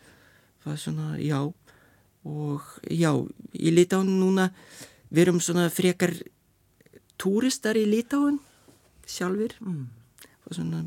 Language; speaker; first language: Icelandic; non-native, fluent; Lithuanian